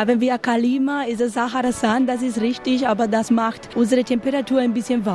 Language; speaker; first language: German; non-native, learner; Spanish